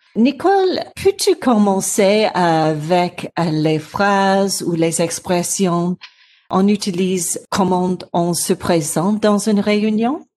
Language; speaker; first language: French; non-native, learner; English